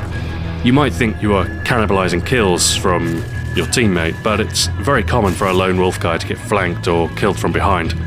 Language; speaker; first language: English; native; English